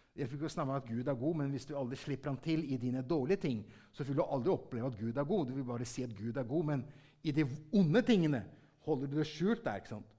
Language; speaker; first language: Norwegian; early bilingual, heritage; Norwegian